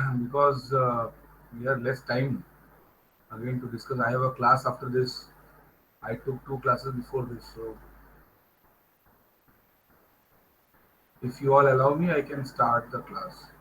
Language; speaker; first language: English; non-native, local second language; Bangla